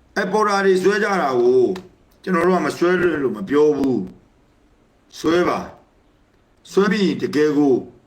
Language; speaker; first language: Burmese; native; Burmese